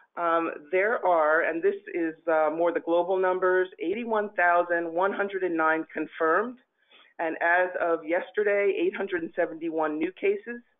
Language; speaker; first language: English; native; English